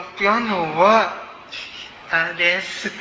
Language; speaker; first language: Japanese; non-native, learner; Cebuano